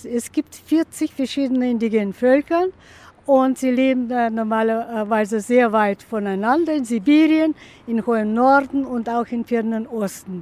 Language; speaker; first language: German; non-native, fluent; Russian